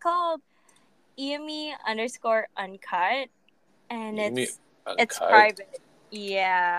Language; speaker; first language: English; non-native, local second language; Cebuano